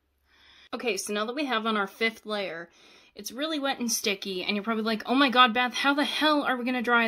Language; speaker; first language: English; native; English